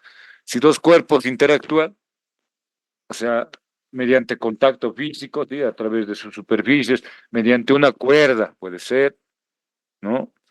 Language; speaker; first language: Spanish; native; Spanish